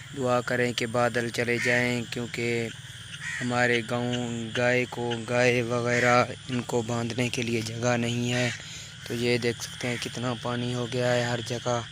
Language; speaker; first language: Urdu; non-native, local second language; Saraiki